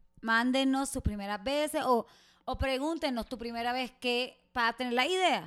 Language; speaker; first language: Spanish; native; Spanish